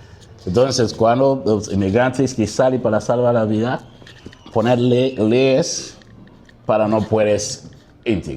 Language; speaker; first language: Spanish; non-native, learner; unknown